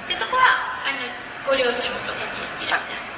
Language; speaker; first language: Japanese; native; Japanese